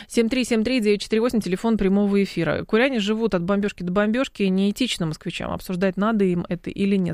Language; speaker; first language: Russian; native; Russian